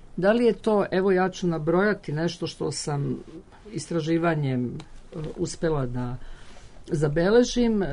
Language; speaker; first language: Serbian; native; Serbian